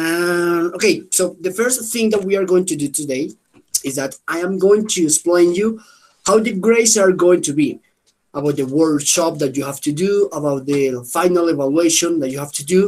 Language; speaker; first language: English; non-native, fluent; Spanish